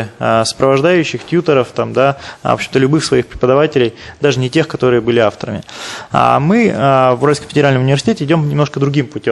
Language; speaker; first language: Russian; native; Russian